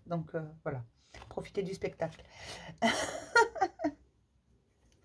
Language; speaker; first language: French; native; French